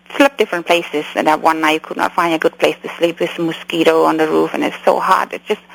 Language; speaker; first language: English; early bilingual, other home language; Khmer